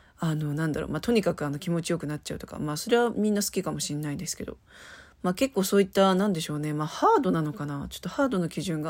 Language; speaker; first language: Japanese; native; Japanese